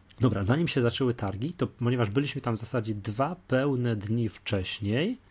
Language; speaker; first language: Polish; native; Polish